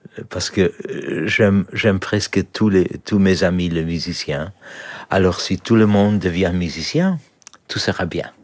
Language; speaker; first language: French; non-native, learner; Polish